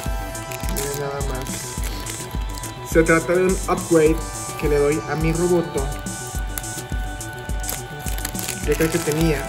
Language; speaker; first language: Spanish; native; Spanish